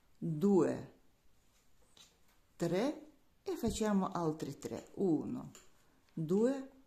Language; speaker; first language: Italian; non-native, learner; Russian